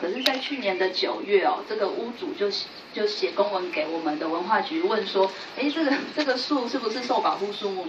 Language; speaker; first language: Chinese; native; Chinese